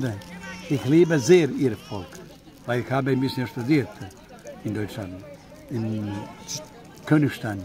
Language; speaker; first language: German; non-native, fluent; Croatian